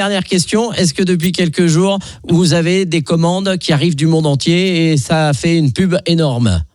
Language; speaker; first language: French; native; French